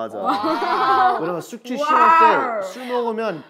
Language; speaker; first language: Korean; non-native, fluent; English